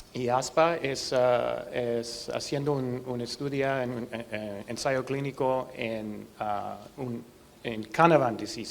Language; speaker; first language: Spanish; non-native, learner; English